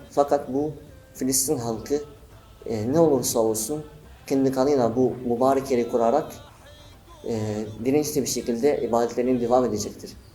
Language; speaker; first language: Turkish; non-native, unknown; Arabic